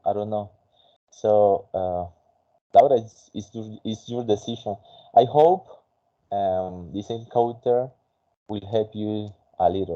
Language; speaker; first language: English; non-native, fluent; Spanish